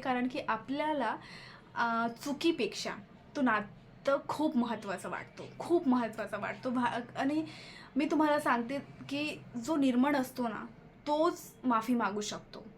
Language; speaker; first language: Marathi; non-native, local second language; Hindi